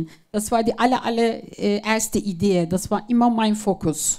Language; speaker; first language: German; non-native, fluent; Turkish